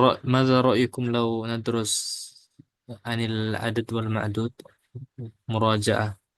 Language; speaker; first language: Arabic; non-native, fluent; Indonesian